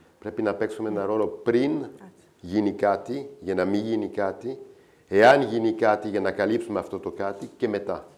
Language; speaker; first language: Greek; non-native, fluent; French